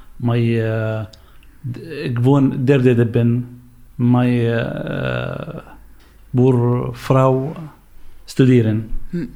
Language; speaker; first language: Dutch; non-native, learner; Arabic